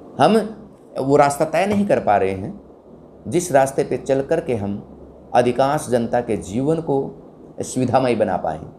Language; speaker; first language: Hindi; native; Hindi